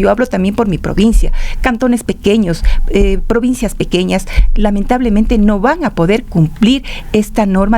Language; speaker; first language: Spanish; native; Spanish